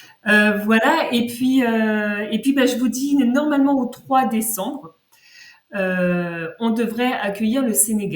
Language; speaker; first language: French; native; French